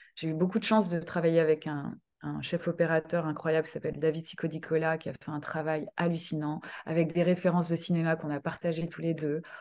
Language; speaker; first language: French; early bilingual, other home language; Kinyarwanda